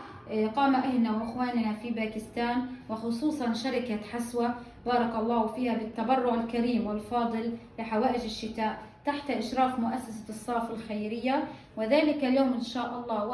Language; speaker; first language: Arabic; native; Arabic